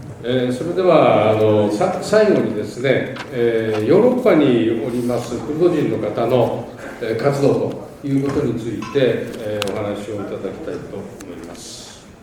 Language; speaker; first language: Japanese; native; Japanese